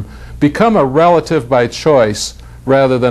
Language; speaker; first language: English; native; English